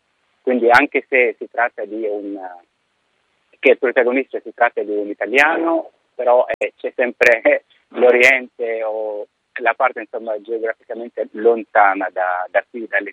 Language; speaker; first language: Italian; non-native, fluent; Arabic